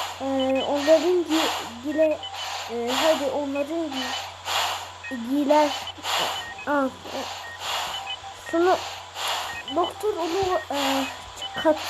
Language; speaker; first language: Turkish; early bilingual, heritage; Turkish